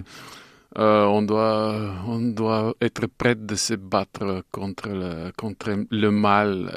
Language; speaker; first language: French; non-native, fluent; Bulgarian